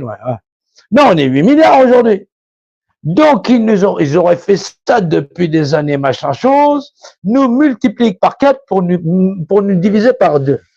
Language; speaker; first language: French; native; French